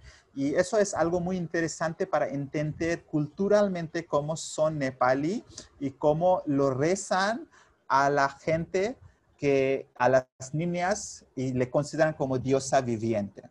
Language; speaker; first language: Spanish; non-native, fluent; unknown